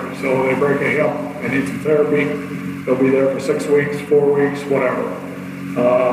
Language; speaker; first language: English; native; English